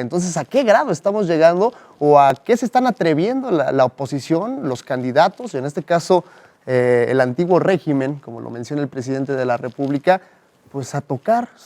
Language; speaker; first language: Spanish; native; Spanish